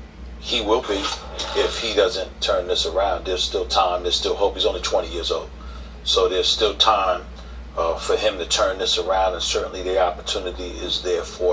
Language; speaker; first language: English; native; English